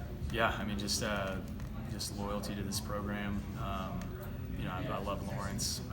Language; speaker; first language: English; native; English